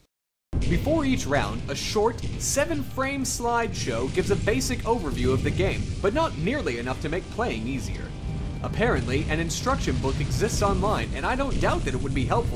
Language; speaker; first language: English; native; English